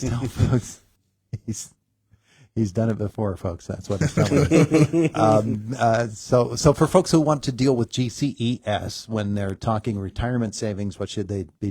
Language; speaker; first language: English; native; English